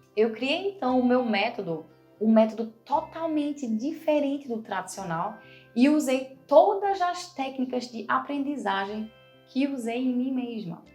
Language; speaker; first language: Portuguese; non-native, fluent; German